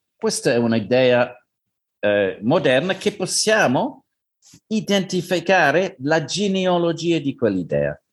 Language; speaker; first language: Italian; non-native, learner; English